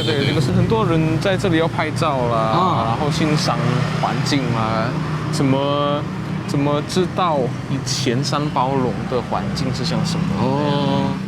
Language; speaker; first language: Chinese; non-native, fluent; Javanese